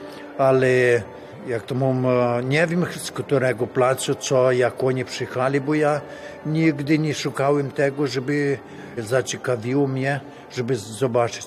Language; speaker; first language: Polish; early bilingual, heritage; Portuguese